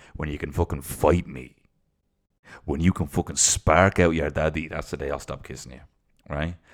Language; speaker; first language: English; native; English